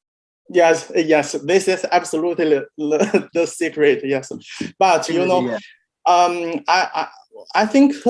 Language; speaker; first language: English; non-native, learner; Chinese